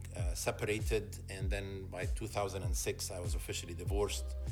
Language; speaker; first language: English; non-native, fluent; Arabic